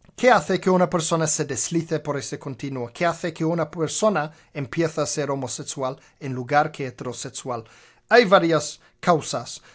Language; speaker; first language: Spanish; non-native, fluent; English